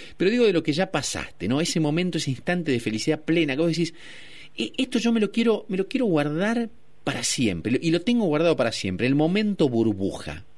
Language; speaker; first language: Spanish; native; Spanish